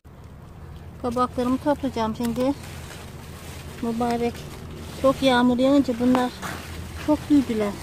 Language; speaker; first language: Turkish; native; Turkish